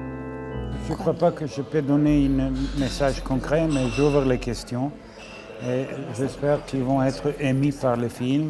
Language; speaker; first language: French; non-native, fluent; Serbian